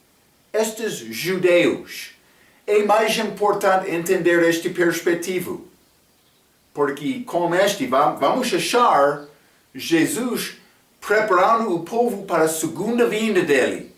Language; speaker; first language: Portuguese; non-native, fluent; English